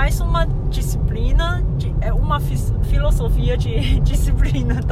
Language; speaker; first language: Portuguese; non-native, fluent; Chinese